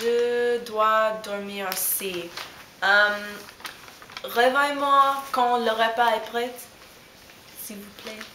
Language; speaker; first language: French; non-native, learner; English